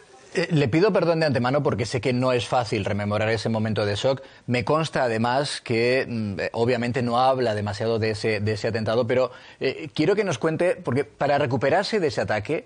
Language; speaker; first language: Spanish; native; Spanish